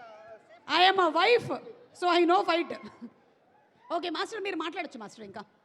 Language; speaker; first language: Telugu; native; Telugu